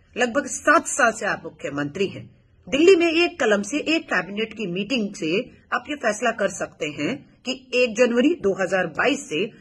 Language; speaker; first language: Hindi; native; Hindi